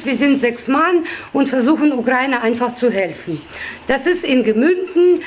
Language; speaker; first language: German; non-native, fluent; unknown